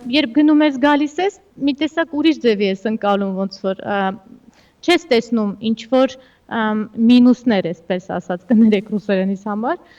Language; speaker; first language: Armenian; early bilingual, heritage; Armenian